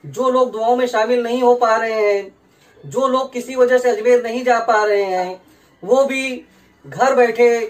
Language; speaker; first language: Urdu; native; Urdu